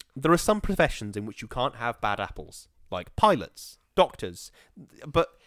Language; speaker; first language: English; native; English